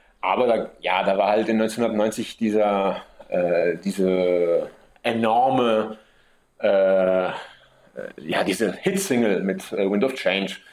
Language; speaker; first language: German; early bilingual, heritage; German